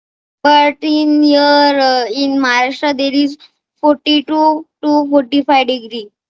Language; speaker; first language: English; non-native, learner; Marathi